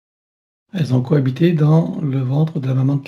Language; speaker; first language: French; native; French